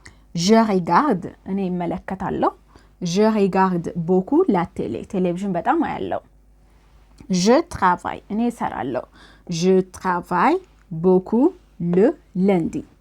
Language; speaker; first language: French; non-native, fluent; Amharic